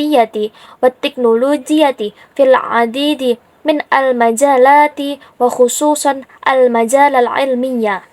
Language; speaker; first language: Arabic; non-native, learner; Indonesian